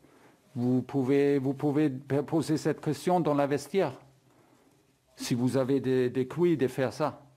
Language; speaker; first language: French; non-native, fluent; German